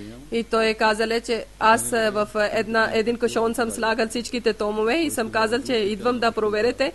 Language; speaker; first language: Bulgarian; non-native, learner; Urdu